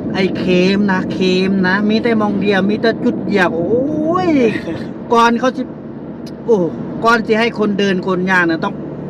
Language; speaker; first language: Thai; non-native, local second language; Lao